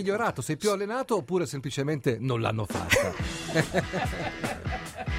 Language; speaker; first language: Italian; native; Italian